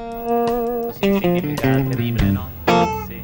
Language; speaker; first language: Italian; non-native, learner; English